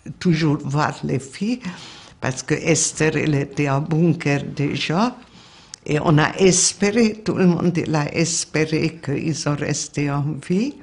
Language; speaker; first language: French; non-native, fluent; Hungarian